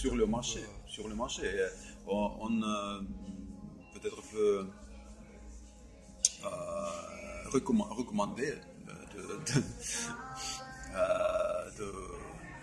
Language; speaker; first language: French; non-native, fluent; Russian